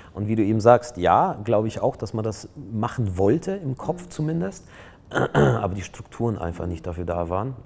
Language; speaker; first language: German; non-native, fluent; Polish